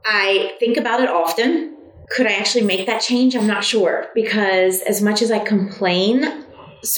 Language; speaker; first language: English; native; English